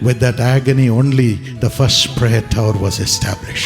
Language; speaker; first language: English; non-native, local second language; Tamil